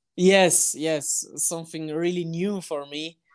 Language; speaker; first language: English; non-native, fluent; German